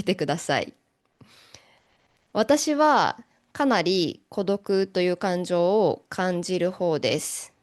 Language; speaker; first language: Japanese; native; Japanese